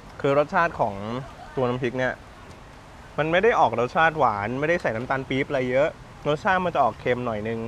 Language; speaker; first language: Thai; native; Thai